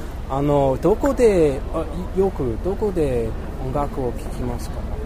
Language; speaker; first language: Japanese; non-native, learner; English